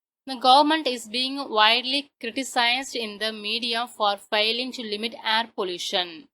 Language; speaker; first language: English; non-native, local second language; Tamil